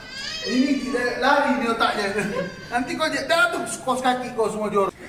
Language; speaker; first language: Indonesian; native; Indonesian